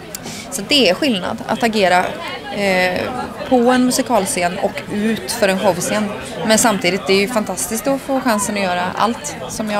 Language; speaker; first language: Swedish; native; Swedish